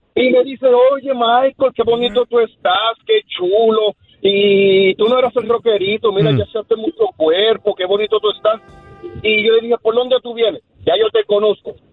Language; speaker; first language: Spanish; native; Spanish